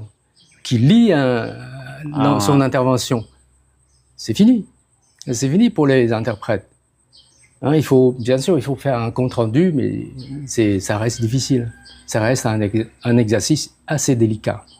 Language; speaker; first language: French; non-native, fluent; Khmer